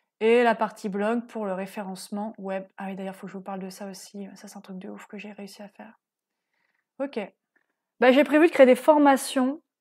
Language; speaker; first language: French; native; French